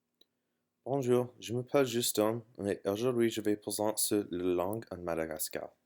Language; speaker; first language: French; non-native, learner; English